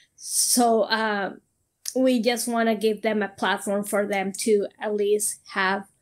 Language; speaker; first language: English; non-native, fluent; Spanish